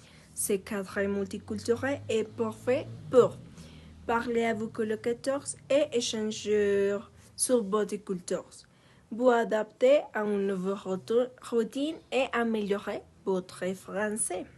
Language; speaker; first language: French; non-native, learner; Spanish